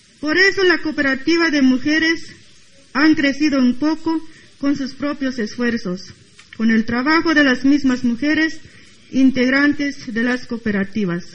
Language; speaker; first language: Spanish; non-native, local second language; Tzotzil